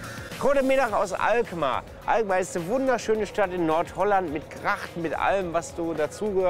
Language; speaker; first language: German; native; German